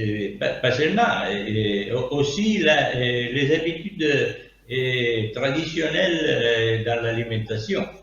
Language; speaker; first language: French; non-native, learner; Italian